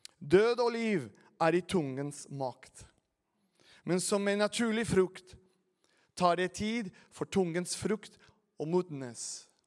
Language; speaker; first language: Norwegian; non-native, fluent; Spanish